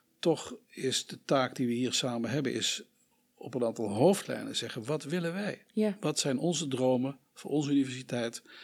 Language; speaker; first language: Dutch; native; Dutch